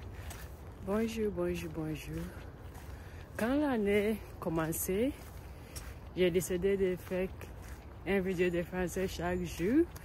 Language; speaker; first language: French; non-native, learner; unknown